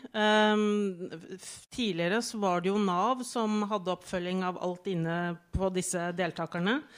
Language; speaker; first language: Norwegian; native; Norwegian